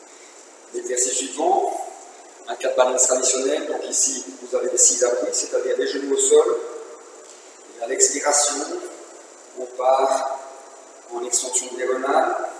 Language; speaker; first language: French; native; French